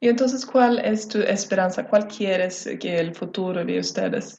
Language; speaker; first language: Spanish; non-native, learner; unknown